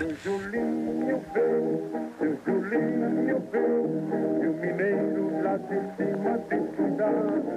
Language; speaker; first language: Portuguese; native; Portuguese